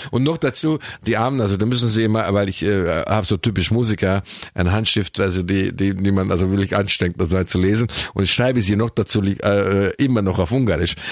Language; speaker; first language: German; non-native, fluent; Hungarian